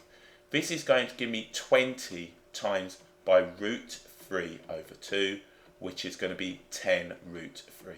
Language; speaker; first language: English; native; English